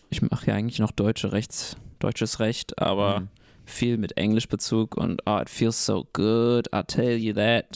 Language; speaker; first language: German; non-native, fluent; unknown